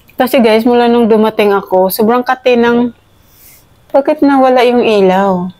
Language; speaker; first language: Filipino; native; Filipino